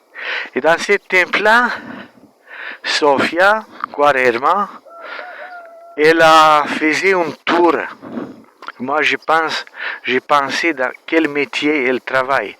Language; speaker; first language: French; non-native, learner; Romanian